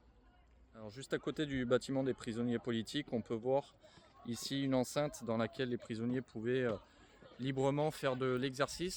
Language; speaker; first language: French; native; French